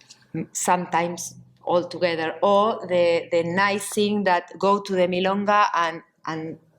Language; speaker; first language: English; non-native, learner; Spanish